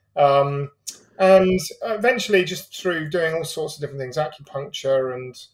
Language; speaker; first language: English; native; English